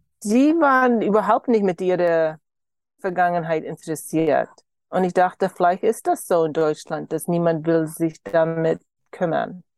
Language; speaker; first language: German; early bilingual, heritage; German